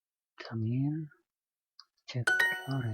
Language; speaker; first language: English; non-native, fluent; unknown